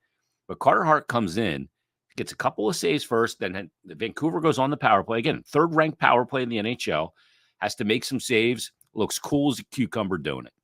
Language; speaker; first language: English; native; English